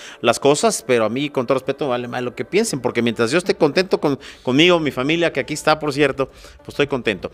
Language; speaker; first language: Spanish; native; Spanish